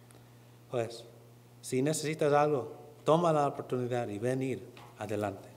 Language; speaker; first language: Spanish; non-native, learner; English